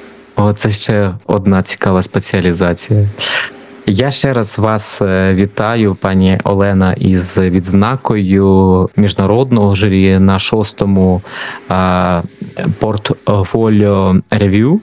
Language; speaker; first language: Ukrainian; native; Ukrainian